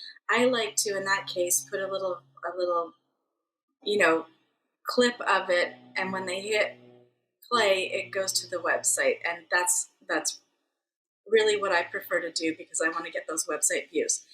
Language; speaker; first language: English; native; English